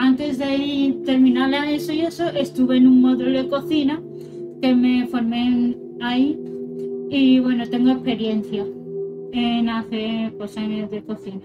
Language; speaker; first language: Spanish; early bilingual, other home language; Russian